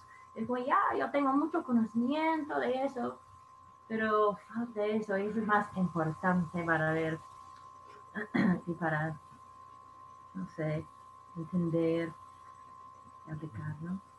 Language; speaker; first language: Spanish; non-native, fluent; English